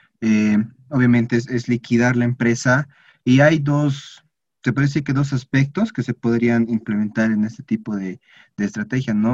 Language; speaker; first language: Spanish; native; Spanish